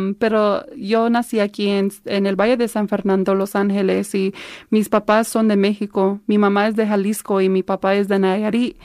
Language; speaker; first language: Spanish; early bilingual, heritage; Spanish